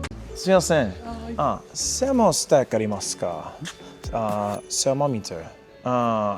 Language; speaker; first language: Japanese; non-native, learner; English